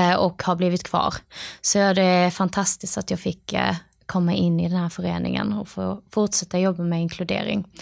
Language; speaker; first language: Swedish; native; Swedish